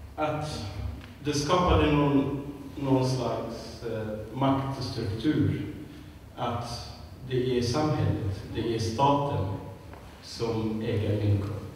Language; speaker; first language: Swedish; non-native, fluent; Arabic